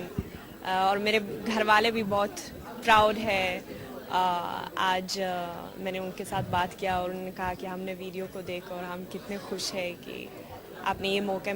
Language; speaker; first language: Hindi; non-native, learner; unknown